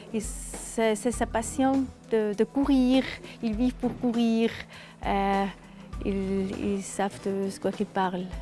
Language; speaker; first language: French; non-native, fluent; German